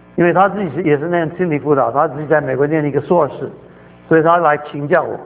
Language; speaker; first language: Chinese; native; Chinese